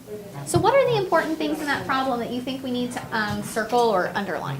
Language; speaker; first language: English; native; English